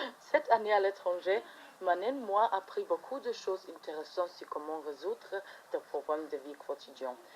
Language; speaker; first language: French; non-native, fluent; German